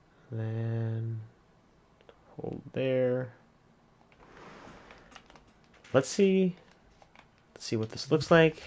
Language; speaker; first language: English; native; English